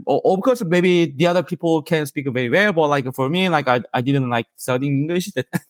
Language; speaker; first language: English; non-native, learner; Korean